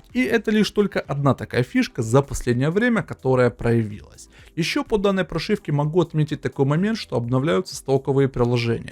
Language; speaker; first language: Russian; native; Russian